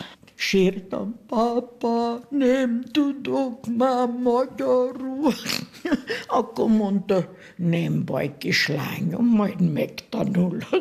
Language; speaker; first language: Hungarian; non-native, local second language; German